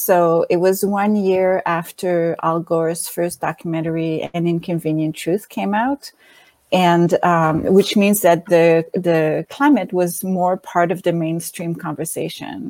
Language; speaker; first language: English; non-native, fluent; French